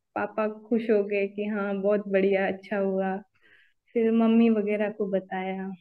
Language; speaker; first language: Hindi; native; Hindi